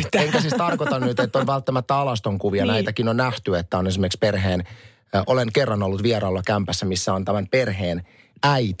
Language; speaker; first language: Finnish; native; Finnish